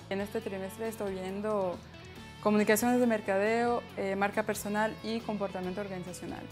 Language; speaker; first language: Spanish; non-native, fluent; French